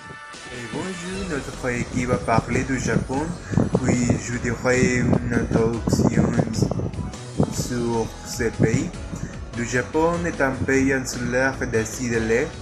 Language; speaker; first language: French; non-native, learner; Spanish